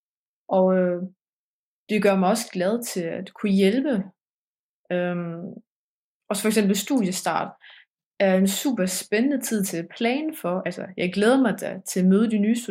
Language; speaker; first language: Danish; early bilingual, heritage; Danish